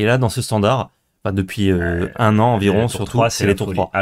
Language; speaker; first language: French; native; French